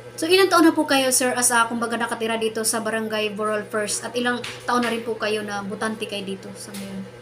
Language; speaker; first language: Filipino; native; Filipino